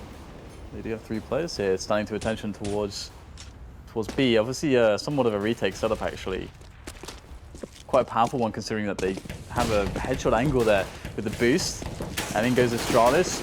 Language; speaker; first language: English; native; English